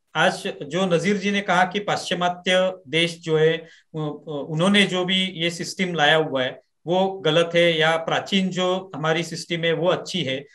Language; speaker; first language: Hindi; non-native, local second language; Marathi